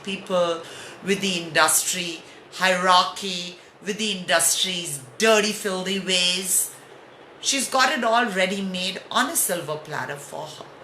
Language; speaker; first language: English; non-native, local second language; Hindi